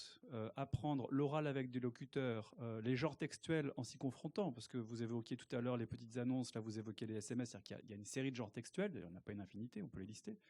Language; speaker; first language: French; native; French